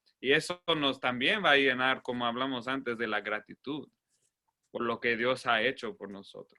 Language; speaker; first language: Spanish; non-native, fluent; English